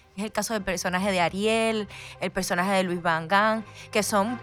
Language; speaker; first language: Spanish; native; Spanish